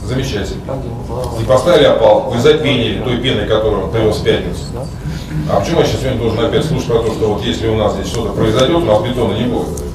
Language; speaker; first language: Russian; native; Russian